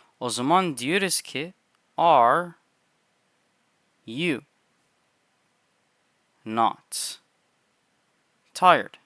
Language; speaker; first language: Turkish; non-native, fluent; English